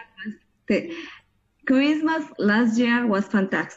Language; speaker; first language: English; non-native, learner; Spanish